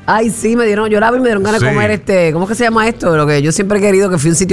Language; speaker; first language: Spanish; native; Spanish